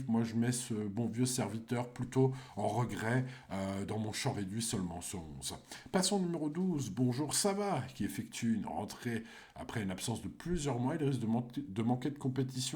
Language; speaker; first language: French; native; French